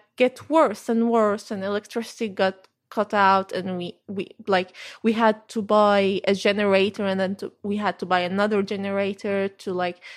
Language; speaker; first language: English; non-native, fluent; Arabic